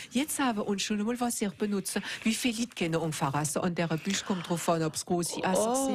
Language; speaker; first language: German; native; German